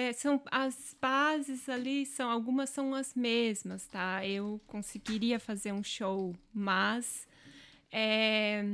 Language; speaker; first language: Portuguese; non-native, local second language; German